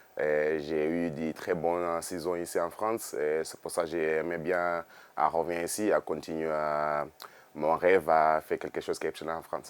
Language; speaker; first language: French; non-native, fluent; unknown